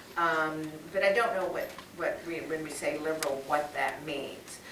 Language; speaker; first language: English; native; English